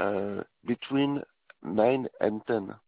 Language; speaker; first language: English; non-native, learner; French